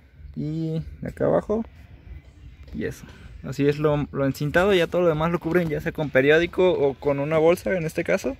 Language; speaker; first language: Spanish; native; Spanish